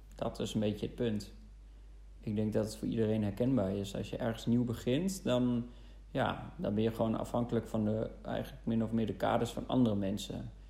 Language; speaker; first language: Dutch; non-native, fluent; German